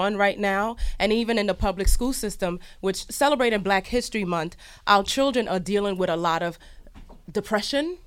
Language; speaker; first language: English; early bilingual, other home language; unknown